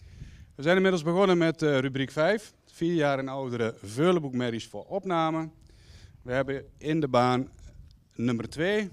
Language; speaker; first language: Dutch; native; Dutch